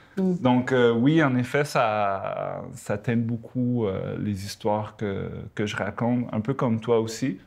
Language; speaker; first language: French; early bilingual, other home language; Spanish